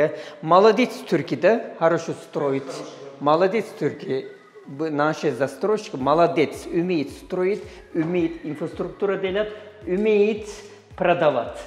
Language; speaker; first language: Russian; non-native, fluent; Turkish